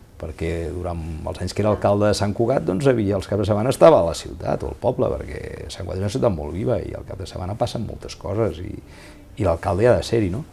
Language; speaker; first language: Catalan; native; Catalan